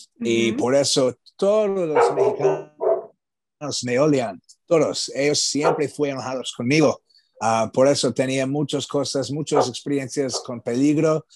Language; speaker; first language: Spanish; non-native, learner; English